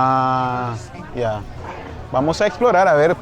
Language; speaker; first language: Spanish; non-native, fluent; English